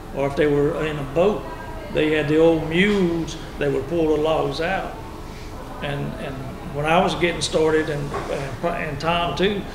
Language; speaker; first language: English; native; English